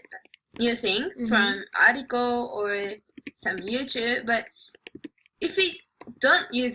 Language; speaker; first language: English; non-native, learner; Japanese